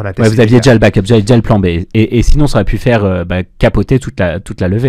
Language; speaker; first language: French; native; French